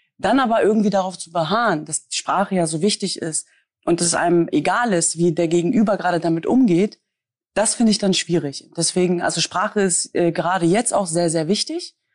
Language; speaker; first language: German; native; German